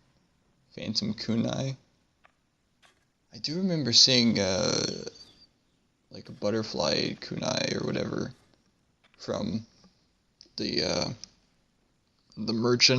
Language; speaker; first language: English; native; English